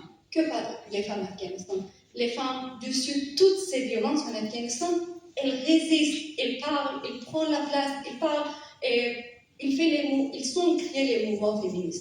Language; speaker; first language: French; non-native, fluent; Persian